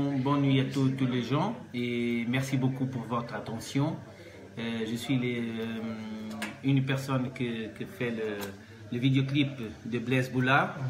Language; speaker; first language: French; non-native, learner; Portuguese